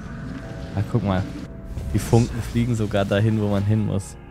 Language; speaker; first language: German; native; German